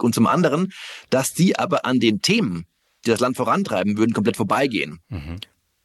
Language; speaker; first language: German; native; German